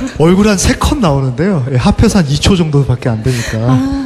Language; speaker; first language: Korean; native; Korean